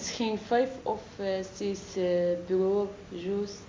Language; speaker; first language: Dutch; non-native, learner; Arabic